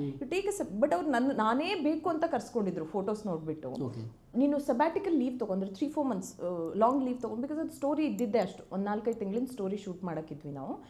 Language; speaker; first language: Kannada; native; Kannada